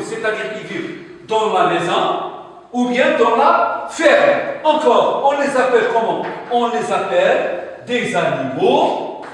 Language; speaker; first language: French; non-native, local second language; Arabic